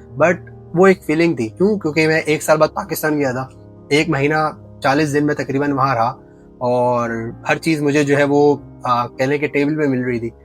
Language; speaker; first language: Urdu; native; Urdu